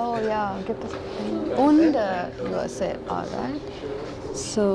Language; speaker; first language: German; non-native, learner; English